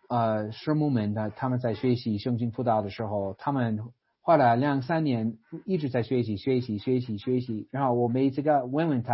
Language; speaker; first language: Chinese; non-native, fluent; English